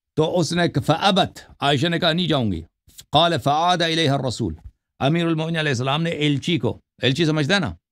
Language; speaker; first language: Urdu; non-native, local second language; Punjabi